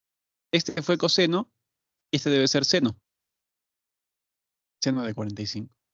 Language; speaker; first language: Spanish; native; Spanish